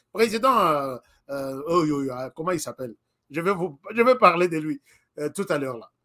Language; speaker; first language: French; non-native, local second language; Lingala